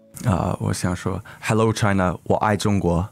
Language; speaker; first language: Chinese; early bilingual, heritage; English